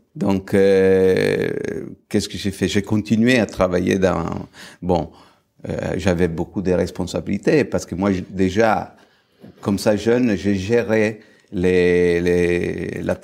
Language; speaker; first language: French; non-native, fluent; Italian